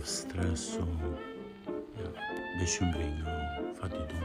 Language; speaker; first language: Norwegian; non-native, learner; Kurdish